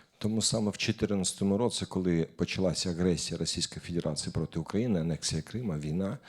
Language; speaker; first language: Ukrainian; non-native, local second language; Russian